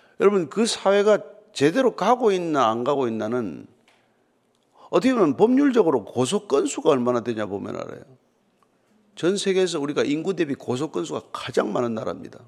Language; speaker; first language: Korean; native; Korean